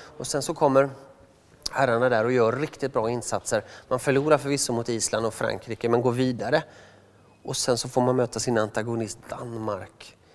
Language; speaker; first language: Swedish; early bilingual, other home language; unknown